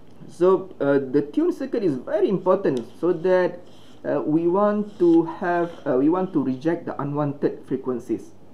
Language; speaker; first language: English; non-native, local second language; Malay